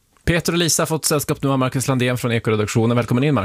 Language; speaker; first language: Swedish; native; Swedish